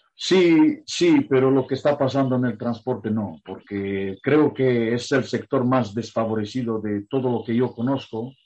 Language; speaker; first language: Spanish; non-native, fluent; Romanian